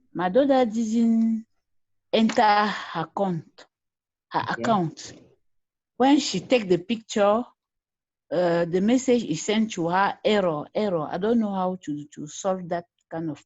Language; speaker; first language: English; non-native, learner; French